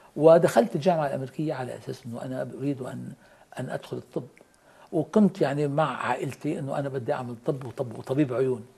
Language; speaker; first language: Arabic; native; Arabic